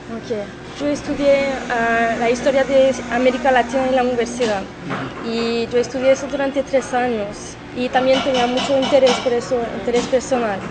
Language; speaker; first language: Spanish; non-native, fluent; French